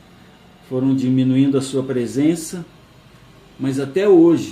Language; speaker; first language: Portuguese; native; Portuguese